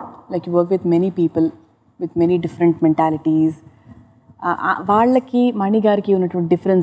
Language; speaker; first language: Telugu; native; Telugu